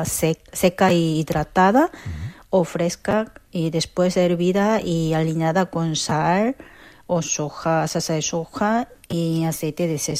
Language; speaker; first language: Spanish; non-native, fluent; Korean